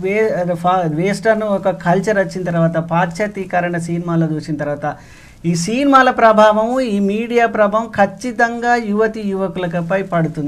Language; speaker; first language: Telugu; native; Telugu